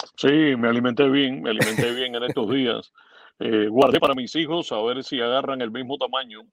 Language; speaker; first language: Spanish; native; Spanish